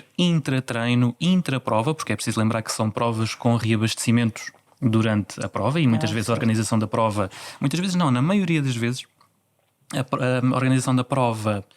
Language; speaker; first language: Portuguese; native; Portuguese